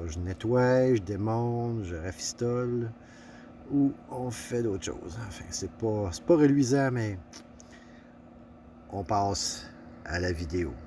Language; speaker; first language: French; native; French